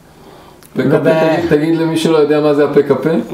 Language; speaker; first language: Hebrew; native; Hebrew